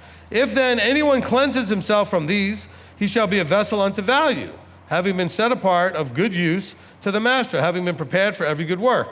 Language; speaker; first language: English; native; English